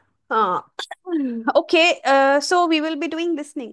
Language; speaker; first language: English; non-native, local second language; Hindi